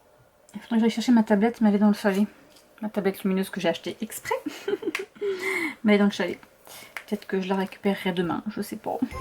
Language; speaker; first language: French; native; French